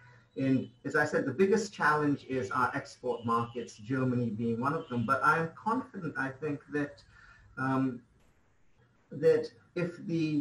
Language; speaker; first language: English; non-native, local second language; Bangla